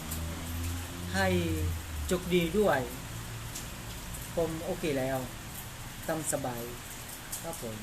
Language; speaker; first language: Thai; non-native, fluent; Filipino